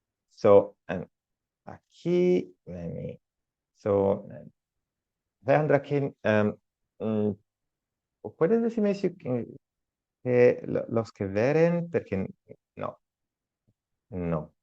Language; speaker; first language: Spanish; non-native, learner; Italian